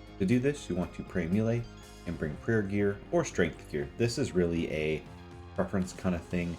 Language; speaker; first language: English; native; English